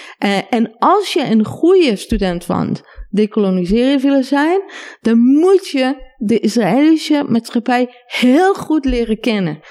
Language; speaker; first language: Dutch; non-native, fluent; Hebrew